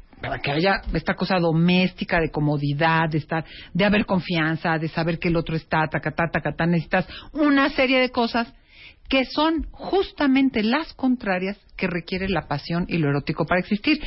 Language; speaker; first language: Spanish; native; Spanish